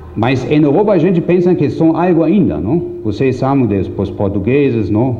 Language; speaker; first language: Portuguese; non-native, fluent; German